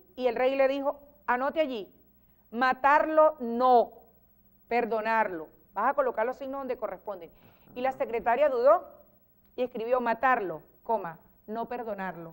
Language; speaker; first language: Spanish; native; Spanish